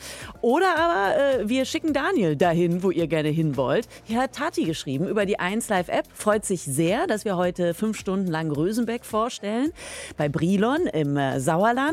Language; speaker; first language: German; native; German